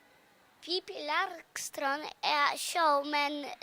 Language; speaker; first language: Danish; early bilingual, other home language; Polish